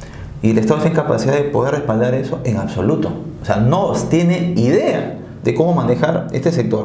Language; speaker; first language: Spanish; native; Spanish